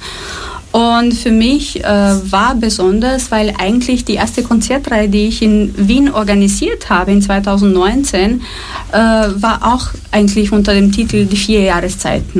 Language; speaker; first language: German; non-native, fluent; Romanian